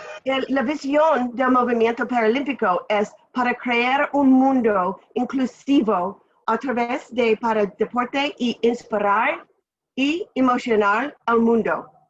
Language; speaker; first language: Spanish; non-native, learner; English